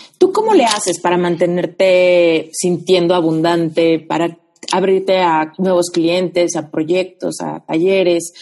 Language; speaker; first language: Spanish; native; Spanish